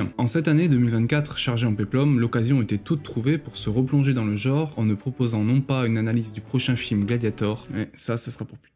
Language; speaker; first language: French; native; French